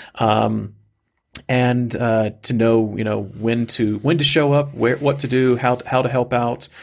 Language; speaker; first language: English; native; English